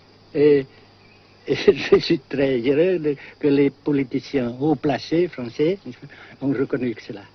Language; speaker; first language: French; non-native, local second language; Vietnamese